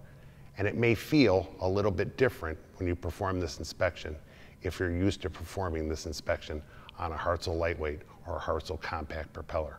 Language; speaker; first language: English; native; English